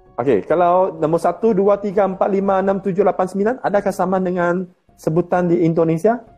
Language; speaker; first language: Malay; non-native, local second language; Chinese